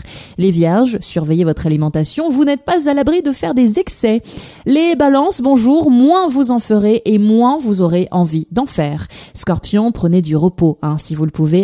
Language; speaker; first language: French; native; French